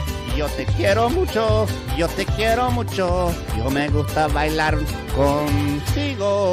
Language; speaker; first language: Spanish; non-native, learner; English